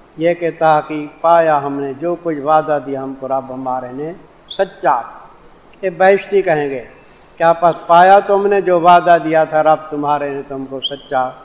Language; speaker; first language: Urdu; non-native, local second language; Saraiki